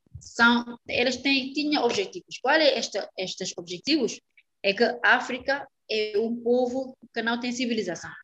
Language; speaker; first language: Portuguese; non-native, fluent; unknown